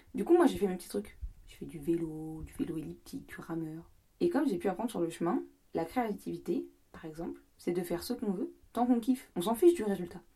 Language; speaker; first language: French; native; French